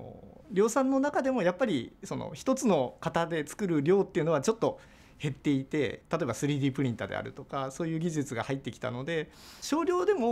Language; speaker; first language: Japanese; native; Japanese